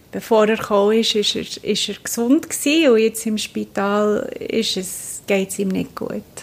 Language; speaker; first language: German; non-native, fluent; English